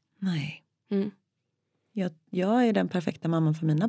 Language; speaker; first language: Swedish; native; Swedish